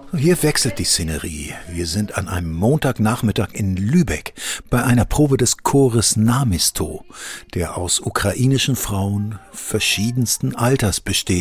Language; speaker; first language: German; native; German